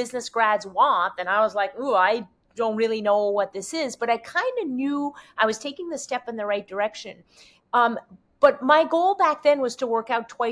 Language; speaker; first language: English; non-native, fluent; French